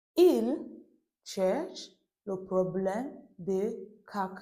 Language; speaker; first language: French; non-native, fluent; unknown